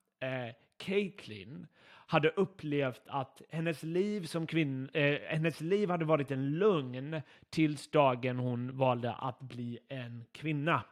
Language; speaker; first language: Swedish; non-native, fluent; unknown